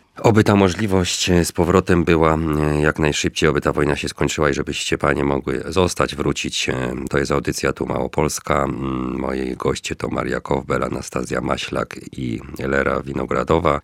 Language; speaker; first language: Polish; native; Polish